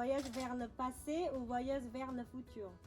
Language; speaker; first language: French; non-native, learner; Indonesian